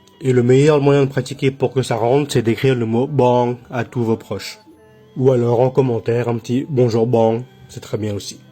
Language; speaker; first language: French; native; French